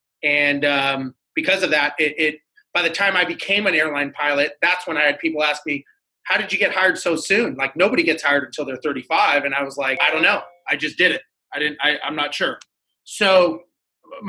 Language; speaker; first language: English; native; English